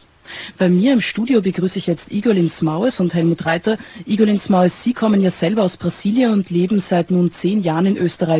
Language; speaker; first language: German; native; German